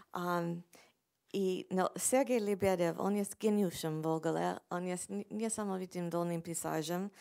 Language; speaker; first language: Polish; non-native, fluent; English